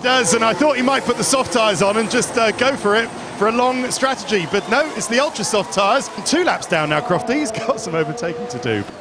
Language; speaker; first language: English; native; English